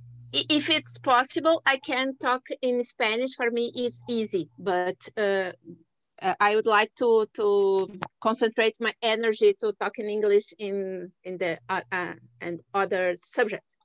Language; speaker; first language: English; non-native, learner; Portuguese